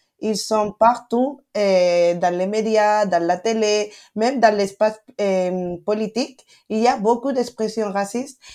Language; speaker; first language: French; non-native, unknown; Spanish